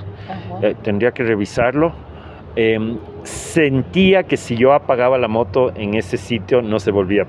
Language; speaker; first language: Spanish; native; Spanish